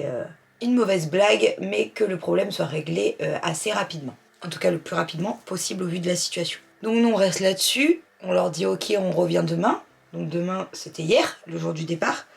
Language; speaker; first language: French; native; French